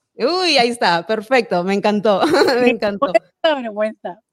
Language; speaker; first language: Spanish; native; Spanish